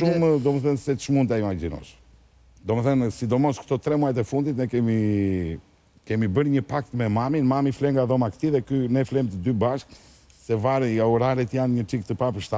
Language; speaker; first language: Albanian; native; Albanian